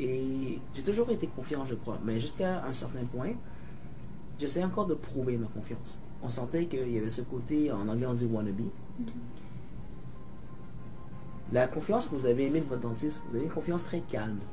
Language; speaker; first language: French; native; French